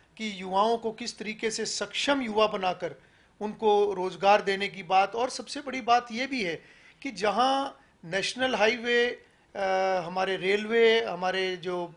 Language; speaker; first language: Hindi; native; Hindi